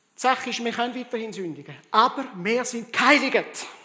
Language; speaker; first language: German; early bilingual, heritage; German